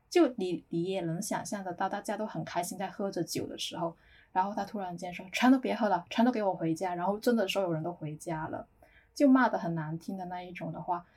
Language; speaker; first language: Chinese; native; Chinese